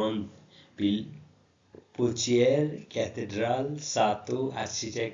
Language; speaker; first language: French; non-native, learner; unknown